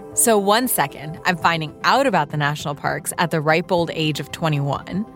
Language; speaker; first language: English; early bilingual, other home language; Urdu